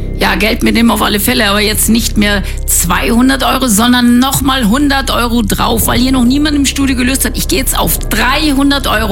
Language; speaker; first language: German; native; German